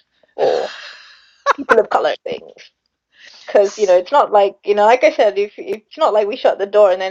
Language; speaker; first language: English; non-native, local second language; Sinhala